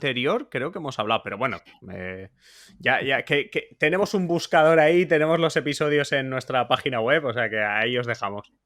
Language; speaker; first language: Spanish; native; Spanish